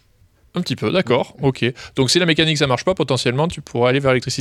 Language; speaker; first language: French; native; French